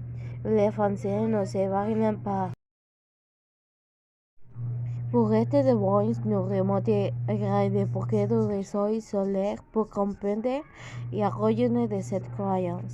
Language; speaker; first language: French; non-native, learner; Spanish